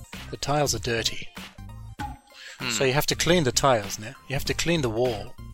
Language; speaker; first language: English; native; English